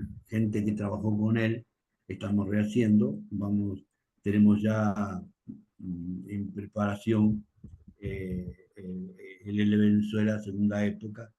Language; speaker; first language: Spanish; native; Spanish